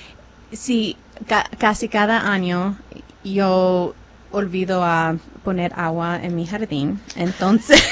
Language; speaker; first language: Spanish; non-native, fluent; English